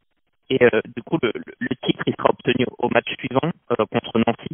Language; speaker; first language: French; native; French